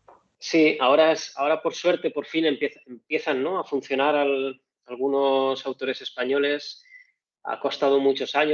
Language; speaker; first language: Spanish; native; Spanish